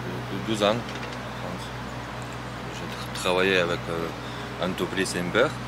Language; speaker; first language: French; non-native, learner; Ukrainian